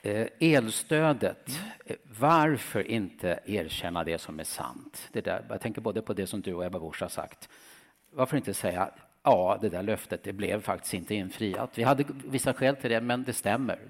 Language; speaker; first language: Swedish; native; Swedish